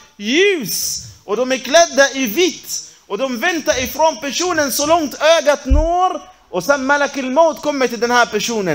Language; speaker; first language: Swedish; non-native, fluent; Arabic